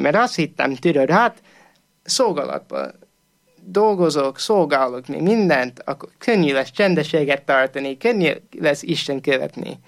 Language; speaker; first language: Hungarian; non-native, fluent; English